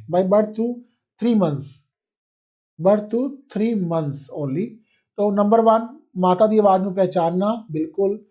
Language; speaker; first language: Hindi; non-native, local second language; Punjabi